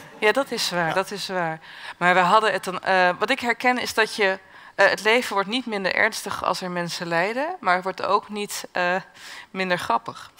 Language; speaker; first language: Dutch; native; Dutch